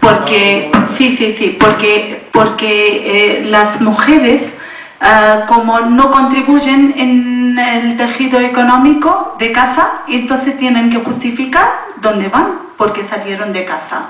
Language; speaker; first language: Spanish; non-native, learner; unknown